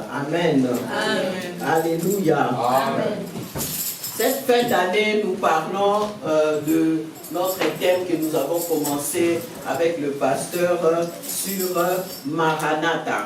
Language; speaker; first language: French; non-native, local second language; Lingala